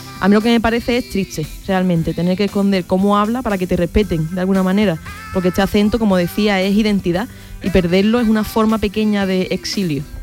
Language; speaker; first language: Spanish; native; Spanish